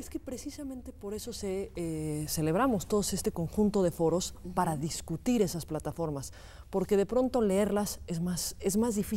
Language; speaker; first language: Spanish; native; Spanish